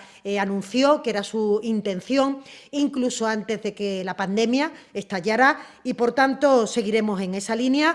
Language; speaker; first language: Spanish; native; Spanish